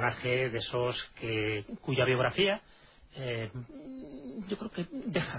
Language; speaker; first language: Spanish; native; Spanish